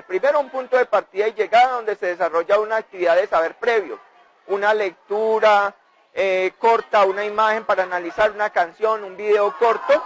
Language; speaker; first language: Spanish; native; Spanish